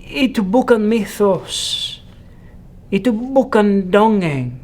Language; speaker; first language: Malay; non-native, fluent; English